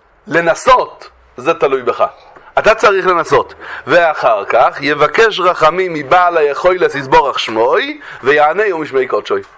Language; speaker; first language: Hebrew; native; Hebrew